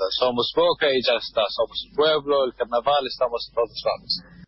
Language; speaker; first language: Spanish; non-native, learner; Arabic